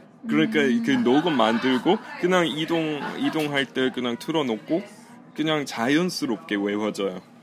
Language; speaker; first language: Korean; non-native, fluent; English